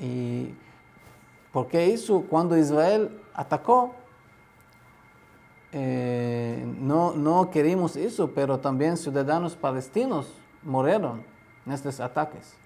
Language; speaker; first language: Spanish; non-native, learner; Arabic